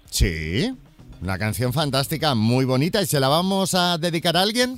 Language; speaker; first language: Spanish; native; Spanish